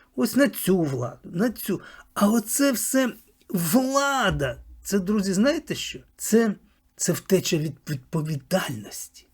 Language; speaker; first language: Ukrainian; native; Ukrainian